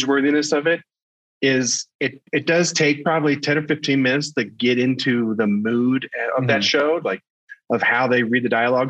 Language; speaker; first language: English; native; English